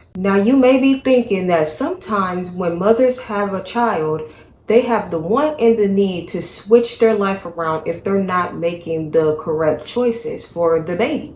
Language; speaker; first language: English; native; English